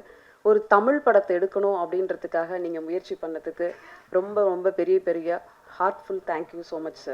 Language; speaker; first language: Tamil; native; Tamil